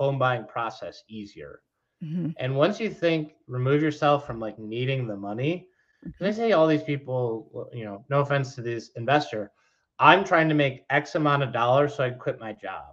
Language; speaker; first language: English; native; English